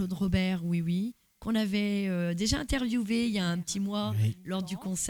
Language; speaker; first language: French; native; French